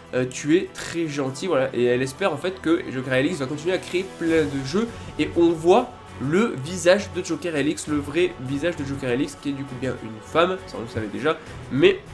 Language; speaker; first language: French; native; French